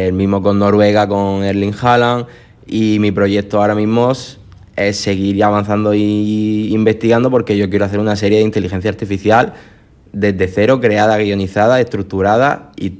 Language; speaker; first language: Spanish; native; Spanish